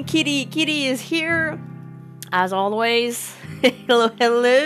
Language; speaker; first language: English; non-native, fluent; French